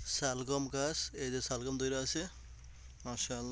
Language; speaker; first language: Bangla; non-native, local second language; Sylheti